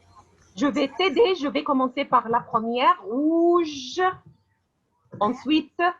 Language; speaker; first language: French; non-native, fluent; Arabic